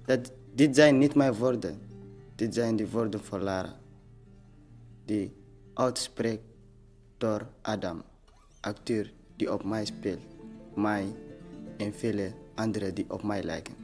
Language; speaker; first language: Dutch; non-native, learner; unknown